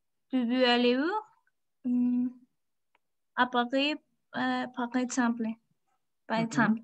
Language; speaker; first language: French; non-native, learner; Spanish